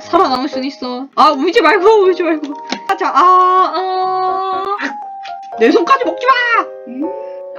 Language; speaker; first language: Korean; native; Korean